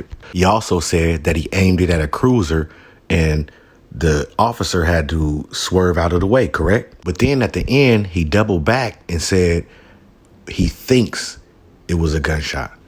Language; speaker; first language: English; native; English